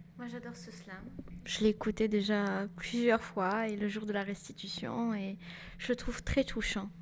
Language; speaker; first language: French; non-native, local second language; Arabic